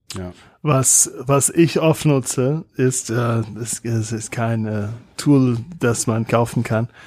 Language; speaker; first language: German; non-native, fluent; English